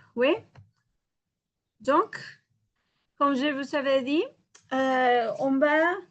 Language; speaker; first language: French; non-native, learner; Spanish